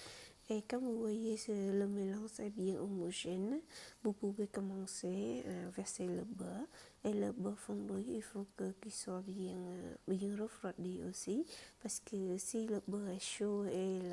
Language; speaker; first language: French; non-native, fluent; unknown